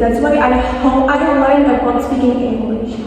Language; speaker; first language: English; non-native, fluent; Indonesian